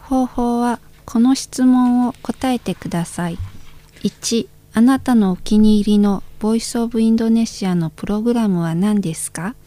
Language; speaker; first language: Japanese; non-native, fluent; Indonesian